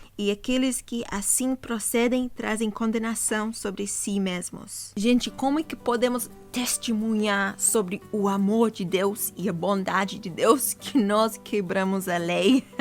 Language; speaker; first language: Portuguese; non-native, fluent; English